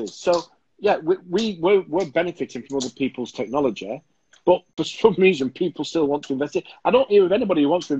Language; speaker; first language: English; native; English